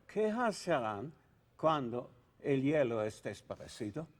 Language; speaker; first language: Spanish; non-native, learner; Italian